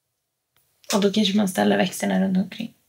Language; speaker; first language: Swedish; native; Swedish